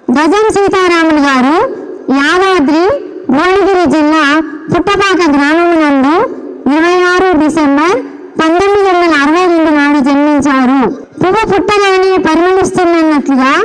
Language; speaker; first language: Telugu; native; Telugu